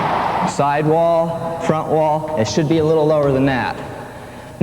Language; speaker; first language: English; native; English